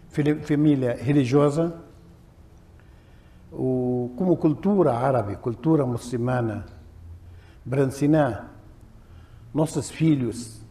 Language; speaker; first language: Portuguese; non-native, fluent; Arabic